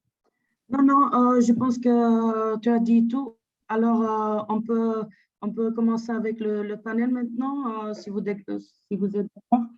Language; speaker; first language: French; non-native, fluent; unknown